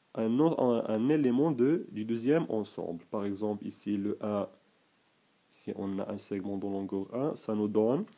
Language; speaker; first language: French; non-native, local second language; Arabic